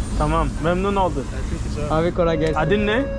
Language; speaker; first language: Turkish; non-native, learner; English